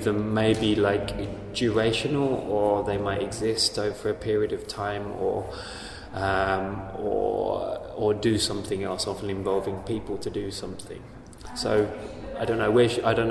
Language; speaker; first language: English; native; English